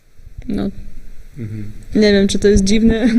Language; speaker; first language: Polish; non-native, fluent; Russian